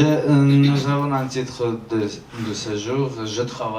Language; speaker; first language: French; non-native, learner; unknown